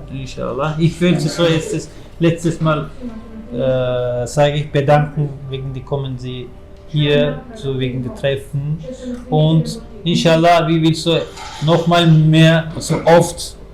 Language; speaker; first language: German; non-native, learner; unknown